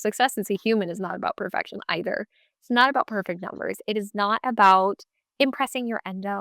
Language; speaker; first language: English; native; English